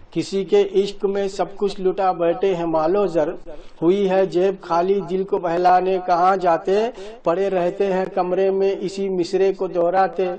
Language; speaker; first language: Urdu; native; Urdu